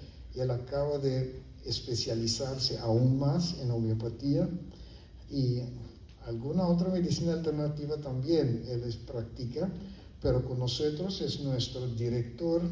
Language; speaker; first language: Spanish; non-native, fluent; Papiamento